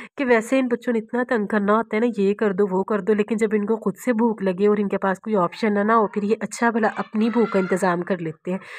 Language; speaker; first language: Urdu; non-native, local second language; Punjabi